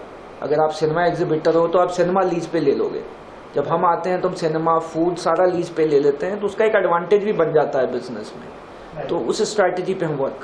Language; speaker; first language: Hindi; native; Hindi